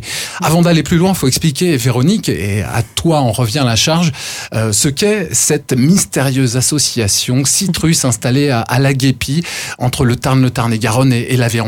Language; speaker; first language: French; native; French